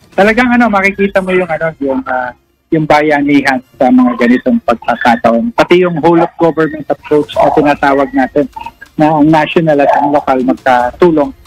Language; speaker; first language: Filipino; native; Filipino